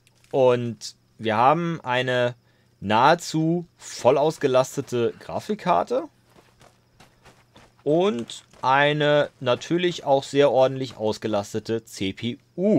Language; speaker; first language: German; native; German